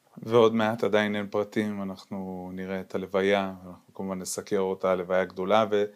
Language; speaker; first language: Hebrew; native; Hebrew